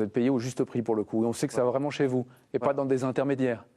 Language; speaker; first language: French; native; French